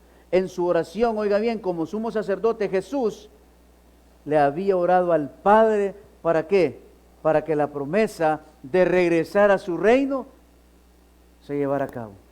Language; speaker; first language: Spanish; native; Spanish